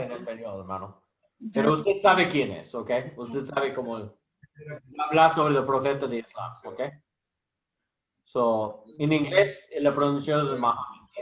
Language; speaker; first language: Spanish; non-native, learner; English